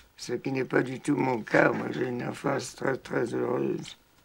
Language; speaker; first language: French; non-native, fluent; German